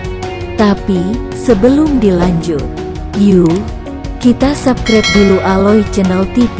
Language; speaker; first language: Indonesian; native; Indonesian